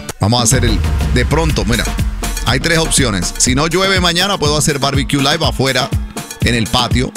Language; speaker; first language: Spanish; native; Spanish